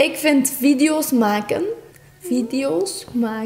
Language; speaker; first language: Dutch; early bilingual, other home language; Turkish